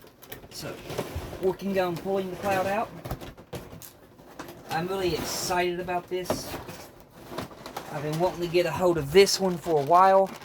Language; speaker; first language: English; native; English